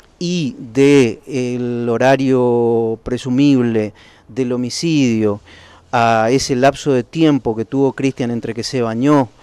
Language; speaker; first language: Spanish; native; Spanish